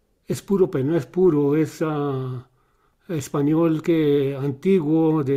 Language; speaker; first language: Spanish; early bilingual, heritage; Spanish